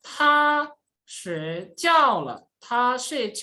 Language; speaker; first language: Chinese; non-native, fluent; Indonesian